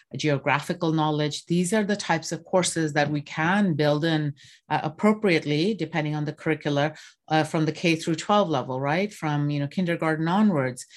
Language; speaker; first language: English; non-native, local second language; Bangla